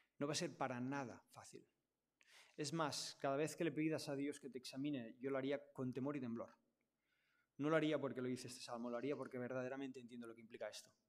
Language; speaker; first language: Spanish; non-native, local second language; Catalan